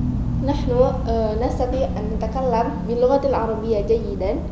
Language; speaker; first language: Arabic; non-native, learner; Indonesian